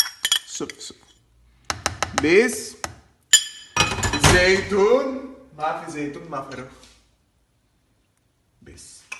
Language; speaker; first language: Arabic; non-native, learner; Greek